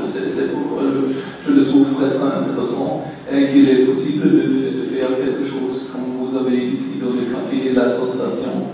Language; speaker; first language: French; non-native, learner; German